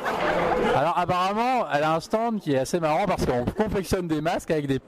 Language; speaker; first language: French; native; French